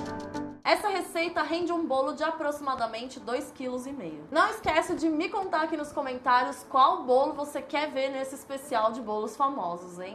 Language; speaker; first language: Portuguese; native; Portuguese